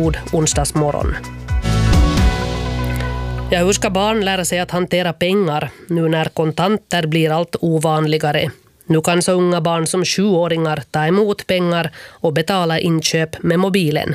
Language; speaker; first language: Swedish; native; Swedish